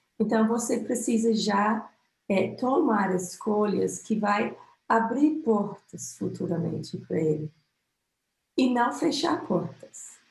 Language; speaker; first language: Portuguese; non-native, fluent; English